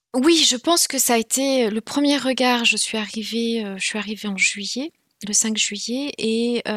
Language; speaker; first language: French; non-native, local second language; Kinyarwanda